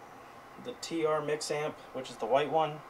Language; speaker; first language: English; native; English